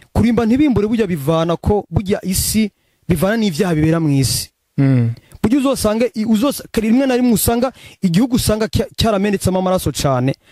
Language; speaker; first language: Rundi; early bilingual, heritage; Rundi